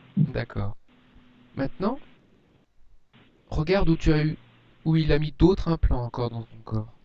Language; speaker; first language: French; native; French